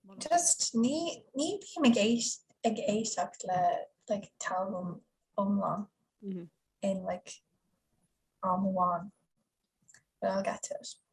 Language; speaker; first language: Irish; non-native, local second language; English